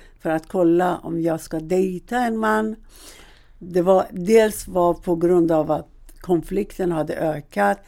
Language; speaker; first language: Swedish; non-native, fluent; Persian